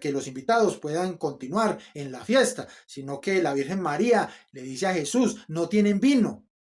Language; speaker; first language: Spanish; native; Spanish